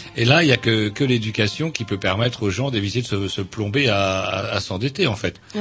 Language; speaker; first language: French; native; French